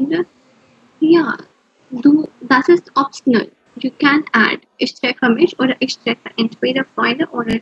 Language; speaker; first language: German; non-native, fluent; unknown